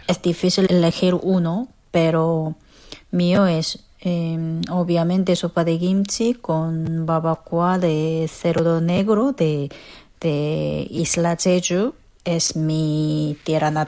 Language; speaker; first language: Spanish; non-native, fluent; Korean